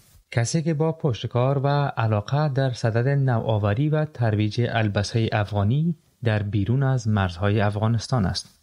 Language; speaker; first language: Persian; native; Persian